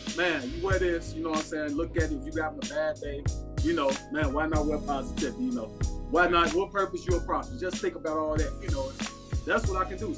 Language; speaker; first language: English; native; English